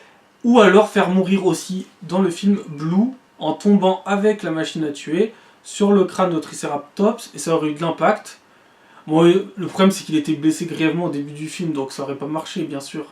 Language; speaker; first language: French; native; French